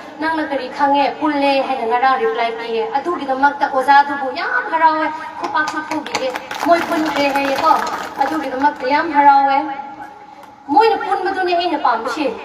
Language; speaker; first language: Manipuri; non-native, local second language; Tangkhul Naga (India)